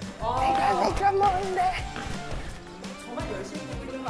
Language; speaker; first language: Korean; native; Korean